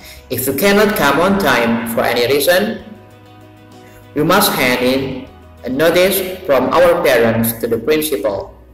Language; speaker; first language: English; non-native, fluent; Indonesian